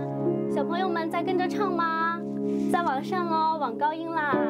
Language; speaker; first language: Chinese; native; Chinese